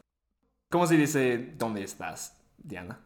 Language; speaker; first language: Spanish; non-native, fluent; English